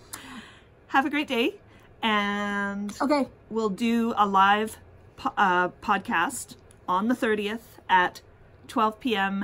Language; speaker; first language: English; native; English